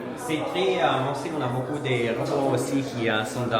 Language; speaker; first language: French; non-native, learner; Italian